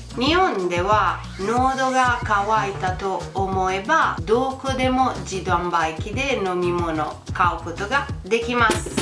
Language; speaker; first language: Japanese; non-native, fluent; Italian